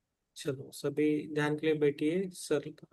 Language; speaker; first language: Hindi; native; Hindi